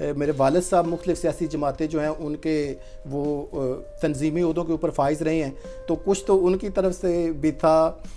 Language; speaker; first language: Hindi; non-native, local second language; Punjabi